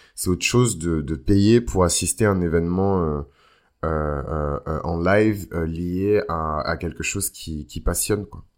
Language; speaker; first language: French; native; French